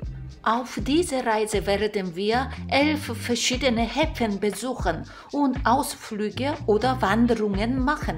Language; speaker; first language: German; non-native, fluent; Korean